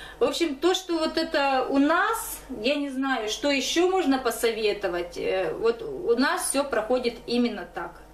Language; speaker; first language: Russian; native; Russian